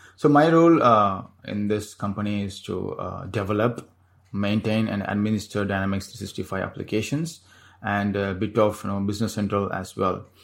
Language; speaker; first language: English; non-native, local second language; Tamil